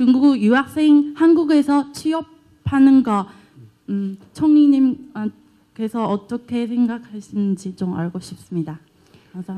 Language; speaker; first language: Korean; non-native, learner; Chinese